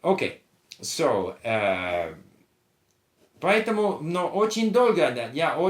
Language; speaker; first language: Russian; non-native, learner; English